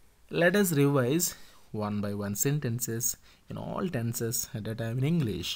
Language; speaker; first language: English; non-native, local second language; Telugu